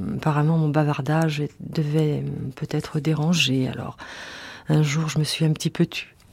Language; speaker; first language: French; native; French